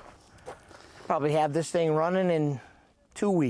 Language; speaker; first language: English; native; English